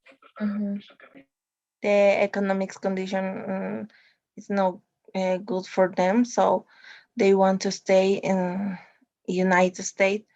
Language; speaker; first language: English; non-native, learner; Spanish